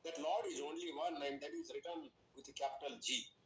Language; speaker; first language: English; non-native, local second language; Kannada